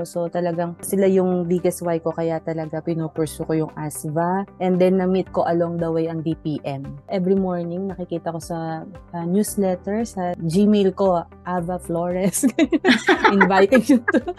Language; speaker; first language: Filipino; native; Filipino